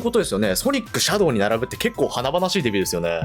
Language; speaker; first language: Japanese; native; Japanese